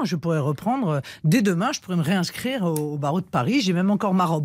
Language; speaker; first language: French; native; French